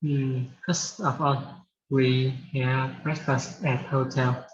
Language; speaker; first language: English; non-native, learner; Vietnamese